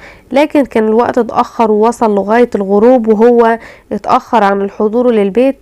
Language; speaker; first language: Arabic; native; Arabic